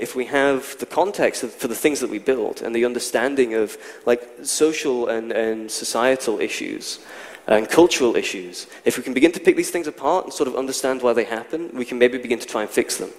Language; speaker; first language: English; native; English